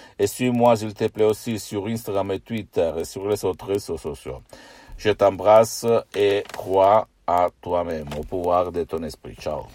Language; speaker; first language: French; non-native, fluent; Italian